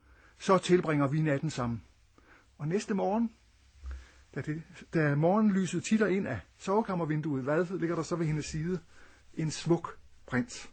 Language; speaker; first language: Danish; native; Danish